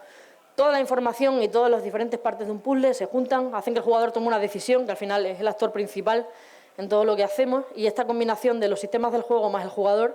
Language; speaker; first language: Spanish; native; Spanish